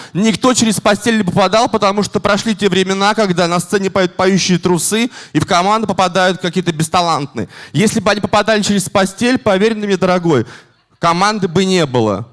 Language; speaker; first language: Russian; native; Russian